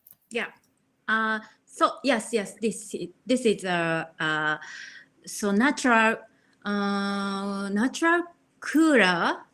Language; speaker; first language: English; non-native, learner; Japanese